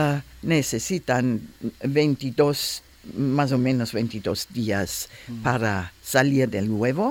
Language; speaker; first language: Spanish; non-native, learner; German